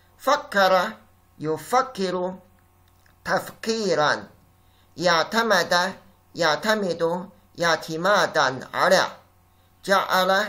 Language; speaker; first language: Arabic; non-native, fluent; Chinese